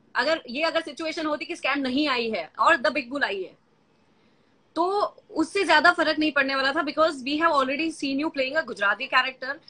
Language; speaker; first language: Hindi; non-native, local second language; Gujarati